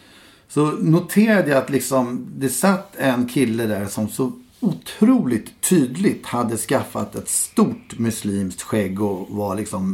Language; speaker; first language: Swedish; native; Swedish